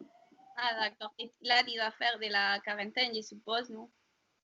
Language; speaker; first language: French; non-native, learner; Spanish